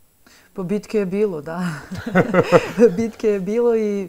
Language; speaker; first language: Serbian; native; Serbian